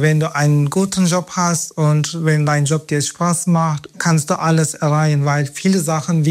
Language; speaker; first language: German; non-native, fluent; Turkish